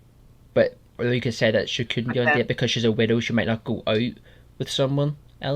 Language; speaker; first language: English; native; English